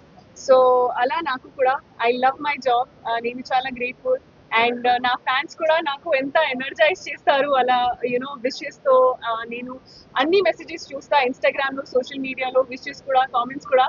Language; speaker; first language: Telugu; non-native, fluent; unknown